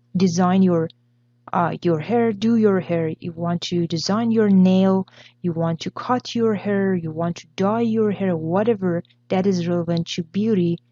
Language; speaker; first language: English; non-native, fluent; Persian